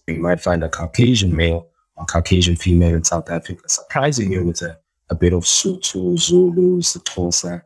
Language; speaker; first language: English; non-native, local second language; Xhosa